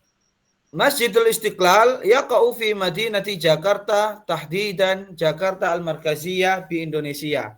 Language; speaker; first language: Arabic; non-native, fluent; Indonesian